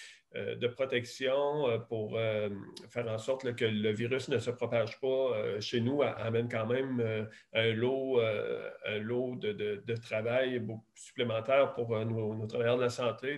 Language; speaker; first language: French; native; French